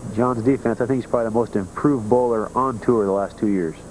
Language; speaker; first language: English; native; English